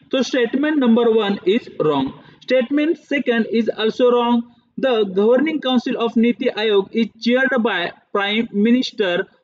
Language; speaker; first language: English; non-native, local second language; Marathi